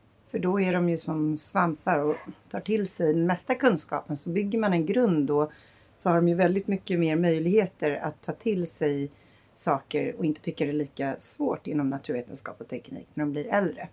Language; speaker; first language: Swedish; native; Swedish